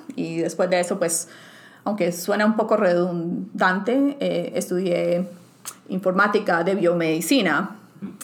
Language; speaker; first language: Spanish; native; Spanish